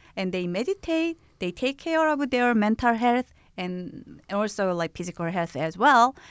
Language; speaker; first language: English; non-native, fluent; Korean